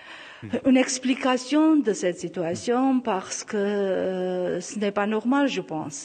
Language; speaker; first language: French; non-native, local second language; Armenian